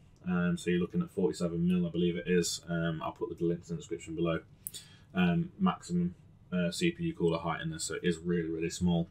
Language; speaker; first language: English; native; English